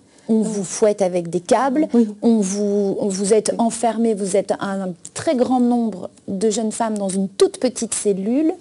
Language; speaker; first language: French; native; French